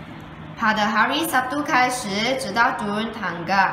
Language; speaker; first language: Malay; non-native, local second language; Chinese